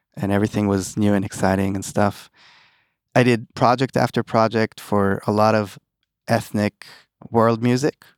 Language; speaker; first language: English; early bilingual, other home language; Hebrew